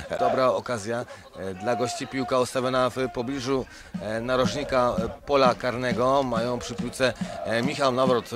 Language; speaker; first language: Polish; native; Polish